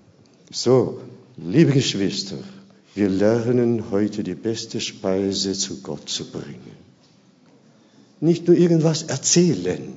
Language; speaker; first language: German; non-native, fluent; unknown